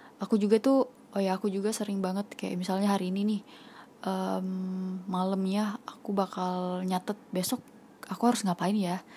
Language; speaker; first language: Indonesian; non-native, local second language; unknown